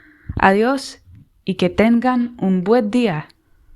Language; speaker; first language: Spanish; non-native, learner; English